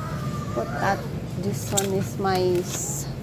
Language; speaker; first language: English; non-native, local second language; Filipino